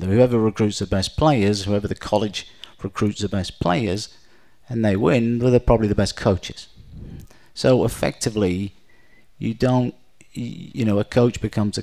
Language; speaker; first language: English; native; English